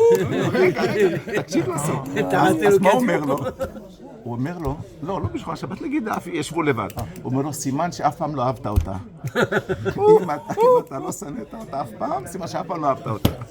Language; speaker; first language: Hebrew; non-native, fluent; French